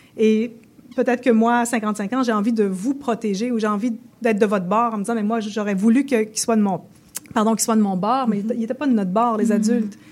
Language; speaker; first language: French; native; French